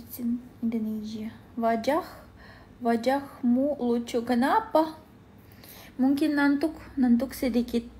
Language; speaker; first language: Indonesian; non-native, learner; Russian